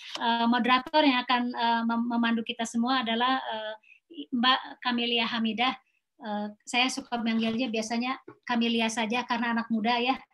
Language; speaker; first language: Indonesian; non-native, local second language; Sundanese